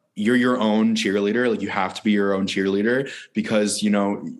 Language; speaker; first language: English; native; English